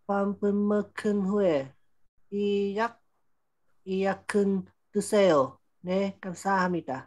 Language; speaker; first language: Korean; non-native, learner; Vietnamese